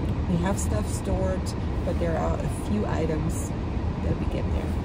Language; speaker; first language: English; non-native, fluent; German